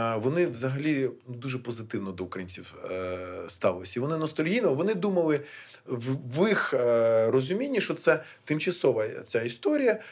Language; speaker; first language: Ukrainian; non-native, local second language; Russian